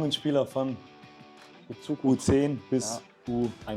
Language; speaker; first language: German; native; German